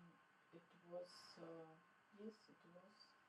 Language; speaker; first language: English; non-native, learner; Russian